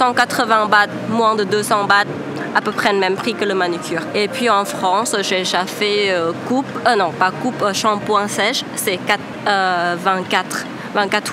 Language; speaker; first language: French; non-native, fluent; Thai